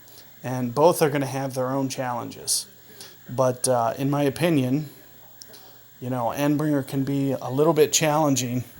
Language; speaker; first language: English; native; English